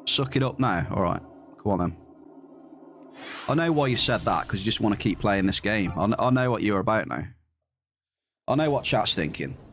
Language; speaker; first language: English; native; English